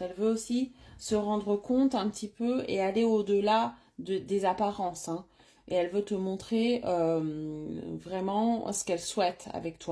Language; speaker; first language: French; native; French